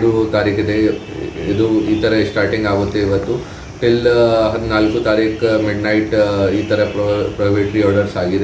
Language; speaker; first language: Kannada; non-native, fluent; Hindi